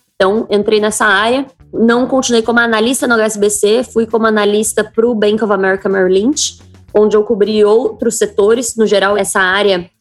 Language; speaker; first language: Portuguese; native; Portuguese